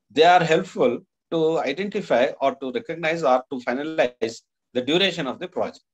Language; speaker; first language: English; non-native, local second language; Kannada